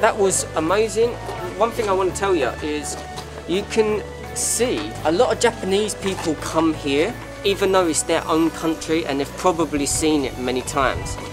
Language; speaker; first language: English; native; English